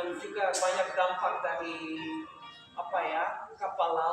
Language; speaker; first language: Indonesian; non-native, fluent; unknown